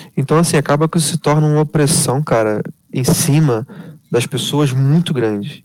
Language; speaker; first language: Portuguese; native; Portuguese